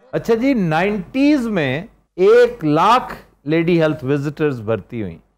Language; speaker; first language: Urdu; non-native, local second language; Punjabi